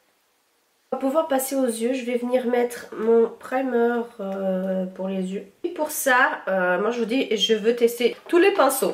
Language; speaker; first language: French; native; French